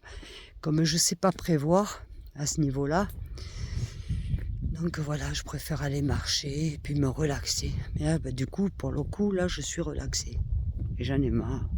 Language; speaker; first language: French; native; French